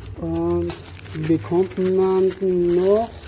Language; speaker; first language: German; non-native, fluent; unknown